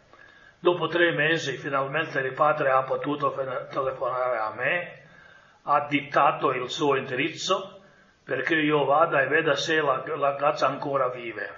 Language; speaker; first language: Italian; non-native, fluent; Croatian